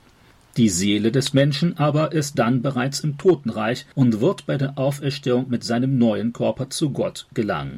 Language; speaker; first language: German; native; German